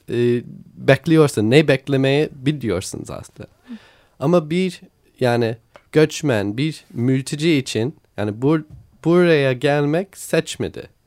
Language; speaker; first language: Turkish; non-native, learner; English